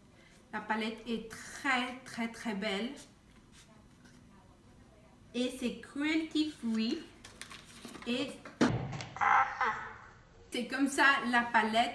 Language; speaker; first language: French; non-native, fluent; Spanish